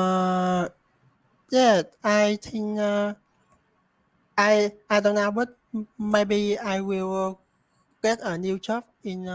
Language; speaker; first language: English; non-native, learner; Vietnamese